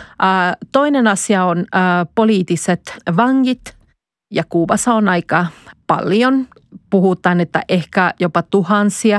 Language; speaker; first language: Finnish; non-native, fluent; Spanish